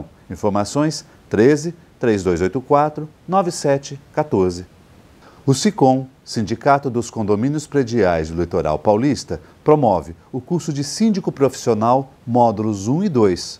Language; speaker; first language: Portuguese; native; Portuguese